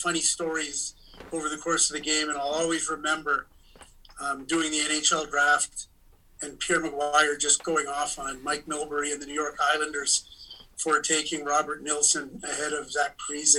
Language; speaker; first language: English; native; English